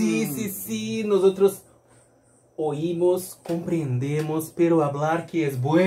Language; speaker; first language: Spanish; non-native, learner; Portuguese